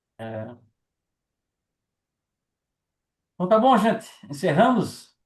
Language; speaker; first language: Portuguese; native; Portuguese